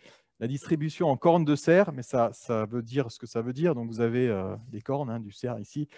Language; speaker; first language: French; native; French